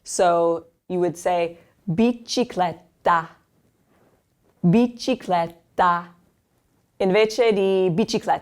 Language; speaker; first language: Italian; non-native, fluent; English